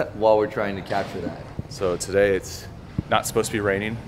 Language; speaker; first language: English; native; English